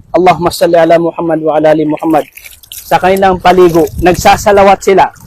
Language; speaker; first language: Filipino; non-native, local second language; Maranao